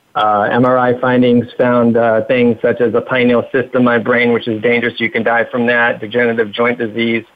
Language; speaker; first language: English; native; English